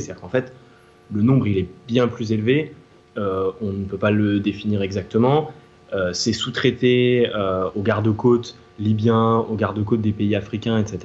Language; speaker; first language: French; native; French